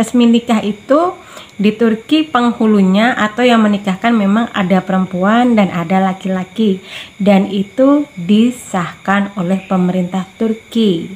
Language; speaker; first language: Indonesian; native; Indonesian